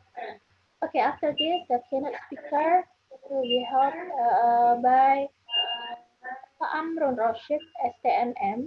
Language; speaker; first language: English; non-native, fluent; Indonesian